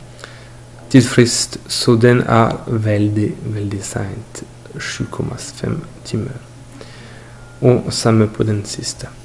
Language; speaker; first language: Norwegian; non-native, learner; French